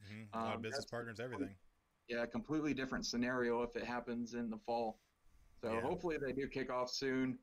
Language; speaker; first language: English; native; English